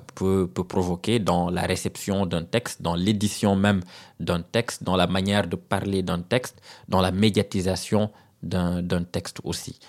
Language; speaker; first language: French; non-native, local second language; Serer